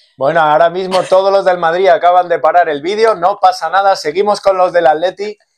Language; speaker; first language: Spanish; native; Spanish